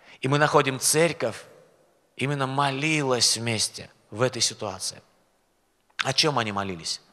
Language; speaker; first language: Russian; native; Russian